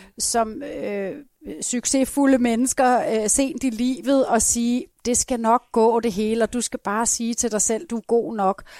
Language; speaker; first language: Danish; native; Danish